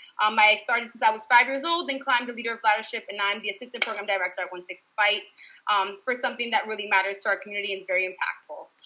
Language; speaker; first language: English; early bilingual, other home language; Spanish